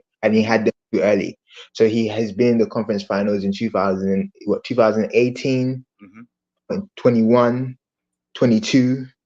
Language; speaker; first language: English; native; English